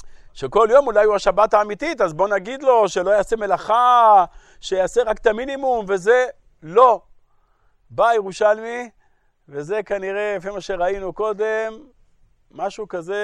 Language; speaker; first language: Hebrew; native; Hebrew